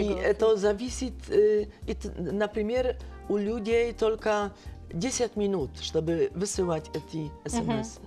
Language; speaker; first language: Russian; non-native, fluent; Polish